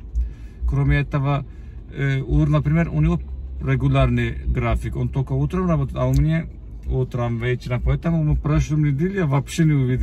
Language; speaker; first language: Russian; non-native, fluent; Turkish